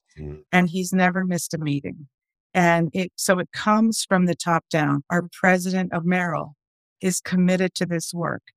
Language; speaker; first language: English; early bilingual, other home language; Spanish